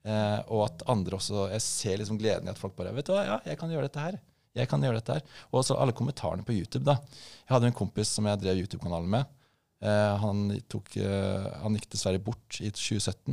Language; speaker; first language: Norwegian; native; Norwegian